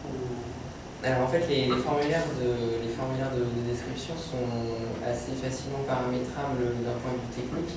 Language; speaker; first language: French; native; French